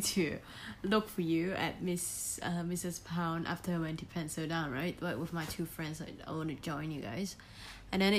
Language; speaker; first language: English; non-native, local second language; Cantonese